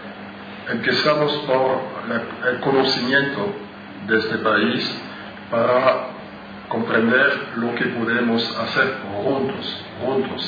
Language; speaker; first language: Spanish; non-native, fluent; French